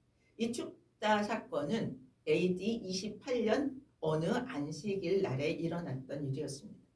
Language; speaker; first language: Korean; native; Korean